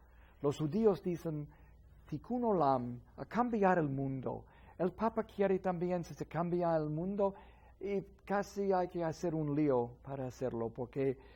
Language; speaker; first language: Spanish; non-native, fluent; English